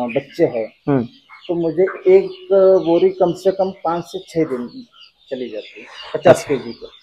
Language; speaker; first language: Hindi; non-native, local second language; Marathi